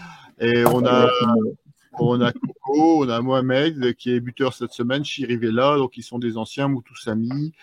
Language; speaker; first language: French; native; French